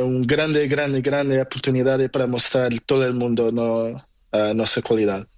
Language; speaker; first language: Spanish; non-native, learner; Portuguese